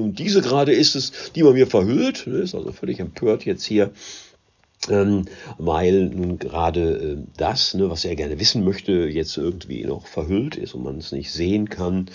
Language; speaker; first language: German; native; German